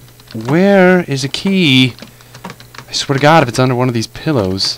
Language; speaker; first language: English; native; English